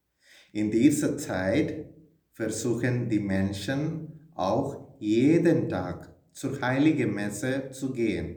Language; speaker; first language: German; non-native, fluent; Malayalam